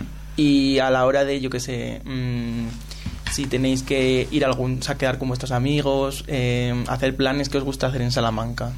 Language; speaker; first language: Spanish; native; Spanish